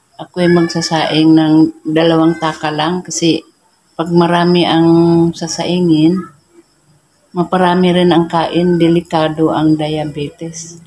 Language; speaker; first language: Filipino; non-native, local second language; Cebuano